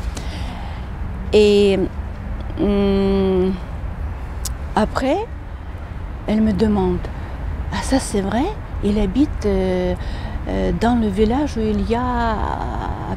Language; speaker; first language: French; non-native, fluent; Ukrainian